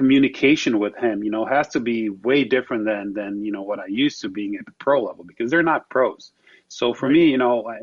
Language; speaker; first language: English; non-native, fluent; Slovak